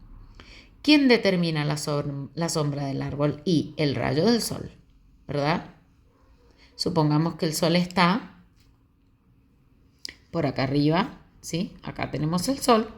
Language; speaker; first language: Spanish; native; Spanish